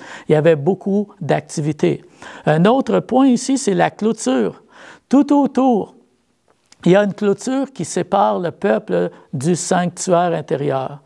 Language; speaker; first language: French; native; French